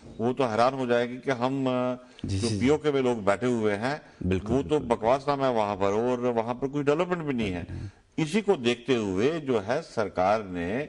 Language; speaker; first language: Urdu; non-native, local second language; Dogri